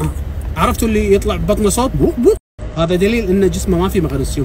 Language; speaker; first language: Arabic; native; Arabic